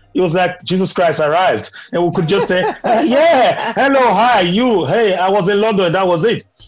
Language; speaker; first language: English; non-native, local second language; Nigerian Pidgin